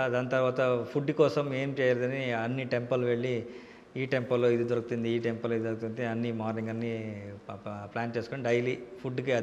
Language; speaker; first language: Telugu; non-native, local second language; Kannada